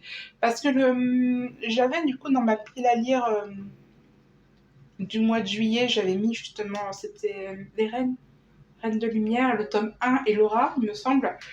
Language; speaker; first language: French; native; French